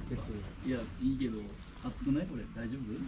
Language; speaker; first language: Japanese; non-native, fluent; Javanese